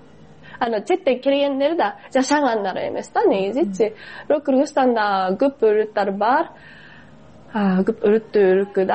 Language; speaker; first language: Kyrgyz; non-native, fluent; Japanese